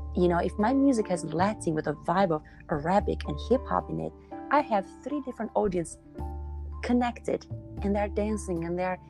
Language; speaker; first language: English; non-native, fluent; Albanian